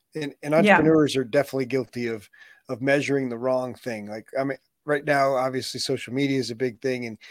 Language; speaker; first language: English; native; English